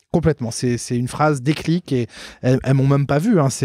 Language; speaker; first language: French; native; French